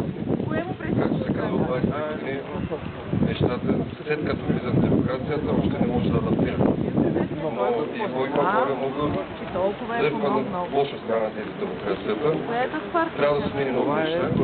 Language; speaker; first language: Bulgarian; non-native, learner; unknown